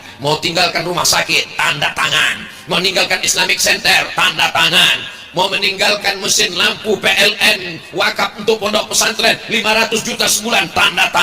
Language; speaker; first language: Indonesian; native; Indonesian